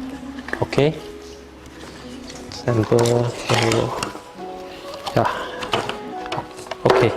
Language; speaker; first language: Indonesian; non-native, local second language; Chinese